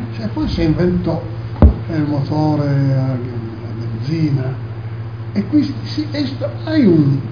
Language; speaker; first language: Spanish; non-native, fluent; Italian